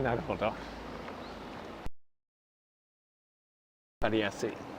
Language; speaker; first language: Japanese; non-native, learner; English